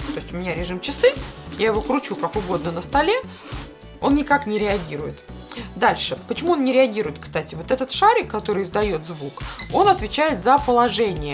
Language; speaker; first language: Russian; native; Russian